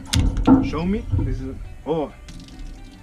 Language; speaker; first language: English; non-native, learner; Spanish